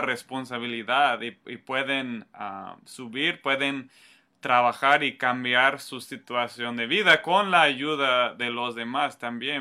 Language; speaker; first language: Spanish; non-native, fluent; English